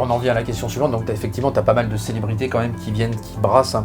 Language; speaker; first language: French; native; French